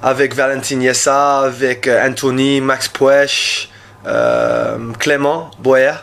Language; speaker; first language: French; non-native, learner; English